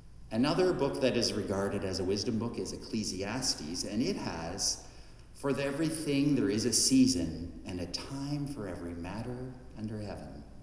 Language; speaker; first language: English; native; English